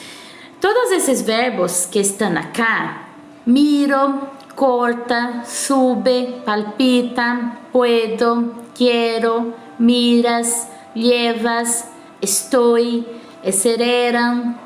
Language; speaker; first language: Spanish; non-native, fluent; Portuguese